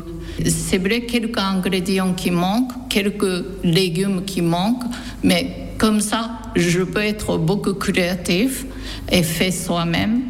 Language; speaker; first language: French; non-native, fluent; Japanese